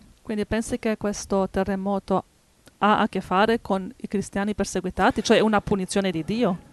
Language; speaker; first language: Italian; native; Italian